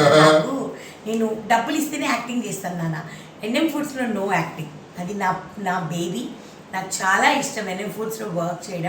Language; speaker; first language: Telugu; native; Telugu